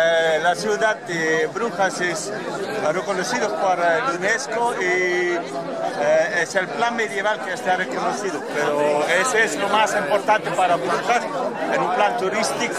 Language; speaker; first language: Spanish; non-native, fluent; Dutch